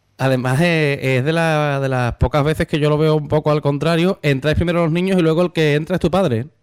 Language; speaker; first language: Spanish; native; Spanish